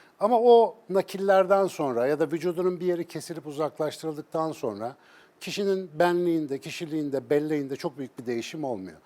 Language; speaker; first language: Turkish; native; Turkish